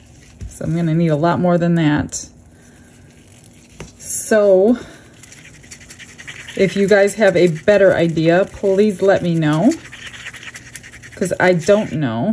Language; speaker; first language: English; native; English